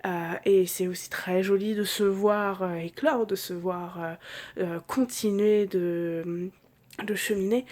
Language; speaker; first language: French; native; French